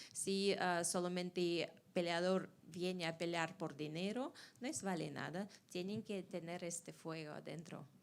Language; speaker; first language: Spanish; non-native, fluent; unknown